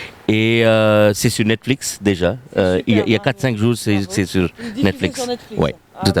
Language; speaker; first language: French; non-native, fluent; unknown